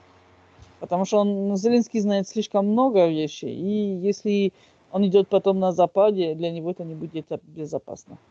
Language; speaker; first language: Russian; non-native, fluent; French